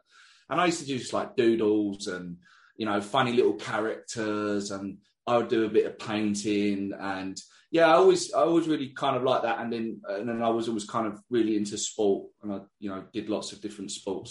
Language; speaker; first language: English; native; English